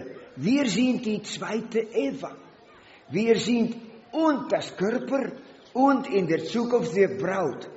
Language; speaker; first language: German; non-native, learner; Dutch